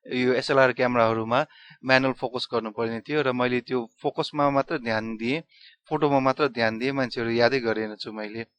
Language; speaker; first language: Nepali; non-native, local second language; Newari